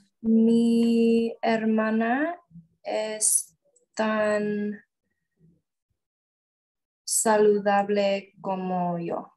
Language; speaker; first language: Spanish; non-native, learner; English